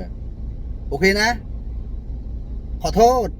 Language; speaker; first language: Thai; non-native, fluent; Khmer